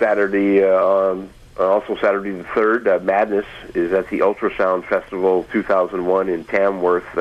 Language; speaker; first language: English; native; English